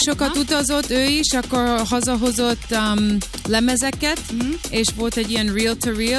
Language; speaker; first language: Hungarian; early bilingual, heritage; Hungarian